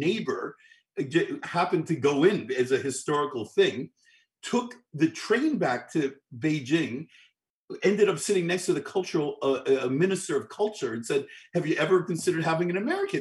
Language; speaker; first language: English; native; English